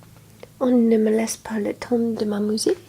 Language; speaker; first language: French; non-native, learner; English